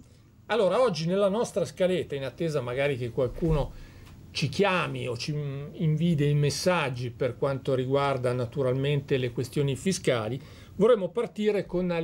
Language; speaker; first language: Italian; native; Italian